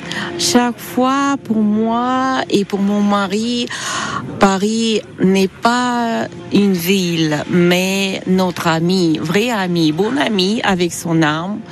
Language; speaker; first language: French; non-native, learner; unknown